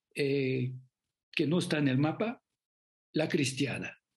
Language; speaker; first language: Spanish; non-native, fluent; French